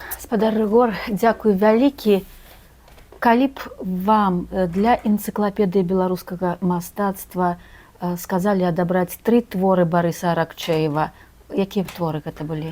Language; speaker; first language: Belarusian; native; Belarusian